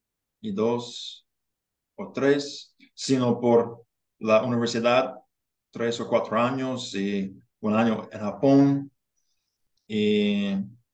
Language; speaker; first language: Spanish; non-native, learner; English